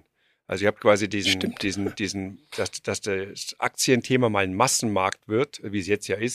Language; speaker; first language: German; native; German